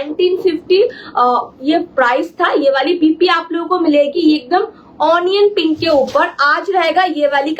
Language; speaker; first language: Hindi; non-native, local second language; Bangla